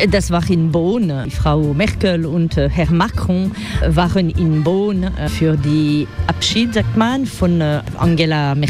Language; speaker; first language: German; non-native, learner; French